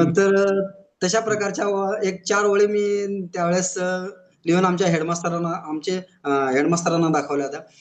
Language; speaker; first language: Marathi; non-native, local second language; Telugu